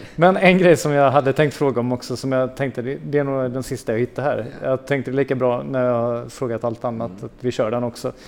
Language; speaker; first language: Swedish; native; Swedish